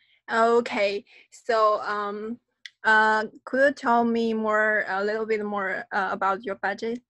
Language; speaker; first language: English; non-native, fluent; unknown